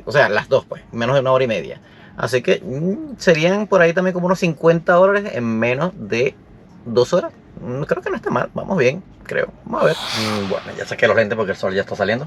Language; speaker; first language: Spanish; native; Spanish